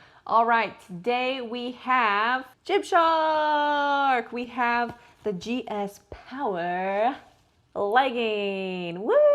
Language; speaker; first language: English; native; English